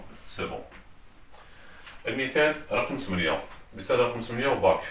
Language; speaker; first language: Arabic; native; Arabic